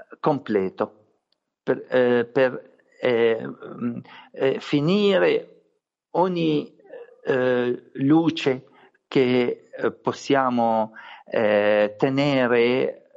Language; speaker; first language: Italian; non-native, fluent; Arabic